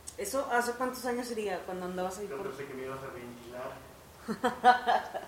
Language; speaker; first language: Spanish; native; Spanish